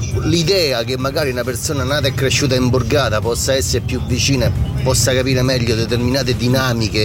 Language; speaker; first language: Italian; native; Italian